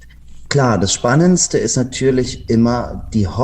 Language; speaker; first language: German; native; German